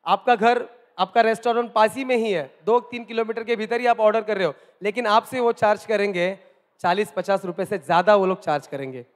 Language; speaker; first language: Hindi; non-native, local second language; Marathi